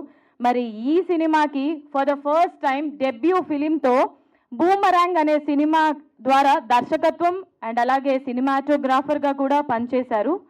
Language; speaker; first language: Telugu; native; Telugu